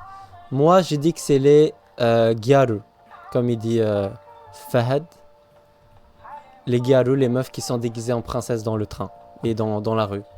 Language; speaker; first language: French; native; French